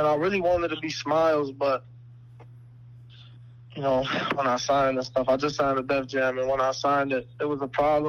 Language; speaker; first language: English; native; English